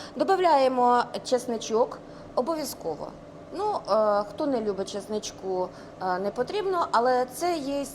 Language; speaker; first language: Ukrainian; native; Ukrainian